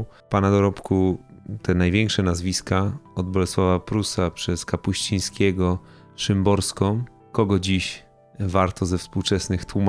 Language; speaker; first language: Polish; native; Polish